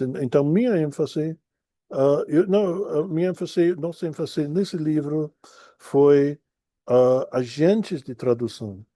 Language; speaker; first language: Portuguese; non-native, fluent; English